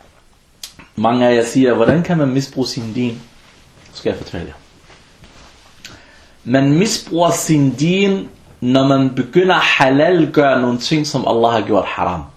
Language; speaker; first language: Danish; early bilingual, other home language; Arabic